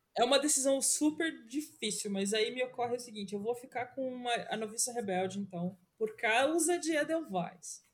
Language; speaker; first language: Portuguese; native; Portuguese